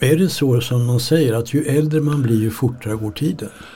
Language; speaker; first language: Swedish; native; Swedish